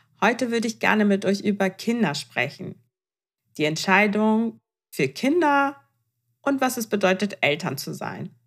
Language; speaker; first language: German; non-native, fluent; Persian